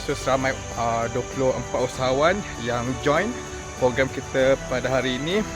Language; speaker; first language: Malay; native; Malay